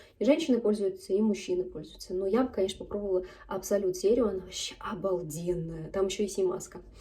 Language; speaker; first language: Russian; native; Russian